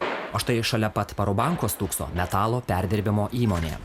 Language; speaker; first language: Lithuanian; native; Lithuanian